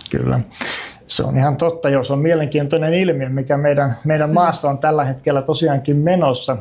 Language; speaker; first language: Finnish; native; Finnish